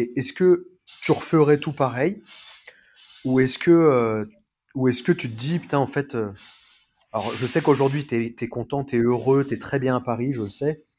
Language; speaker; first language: French; native; French